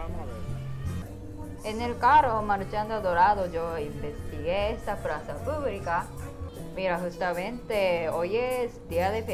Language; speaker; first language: Spanish; non-native, learner; Japanese